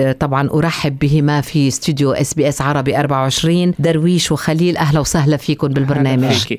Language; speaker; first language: Arabic; native; Arabic